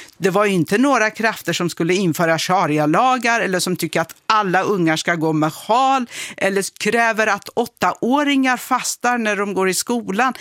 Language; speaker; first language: Swedish; early bilingual, other home language; Kurdish